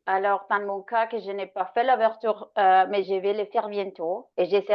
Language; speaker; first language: French; non-native, fluent; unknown